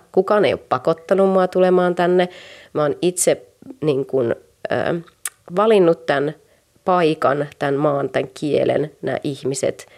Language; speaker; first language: Finnish; native; Finnish